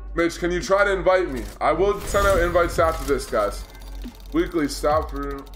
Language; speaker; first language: English; native; English